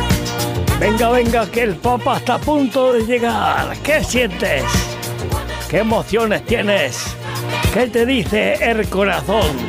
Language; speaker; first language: Spanish; native; Spanish